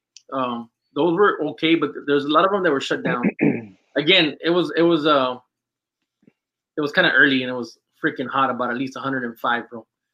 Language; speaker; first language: English; early bilingual, other home language; Spanish